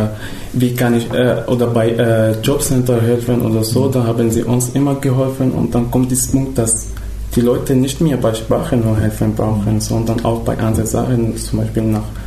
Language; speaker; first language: German; non-native, fluent; Arabic